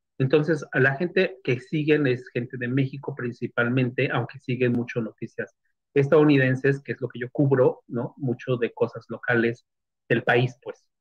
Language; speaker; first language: Spanish; native; Spanish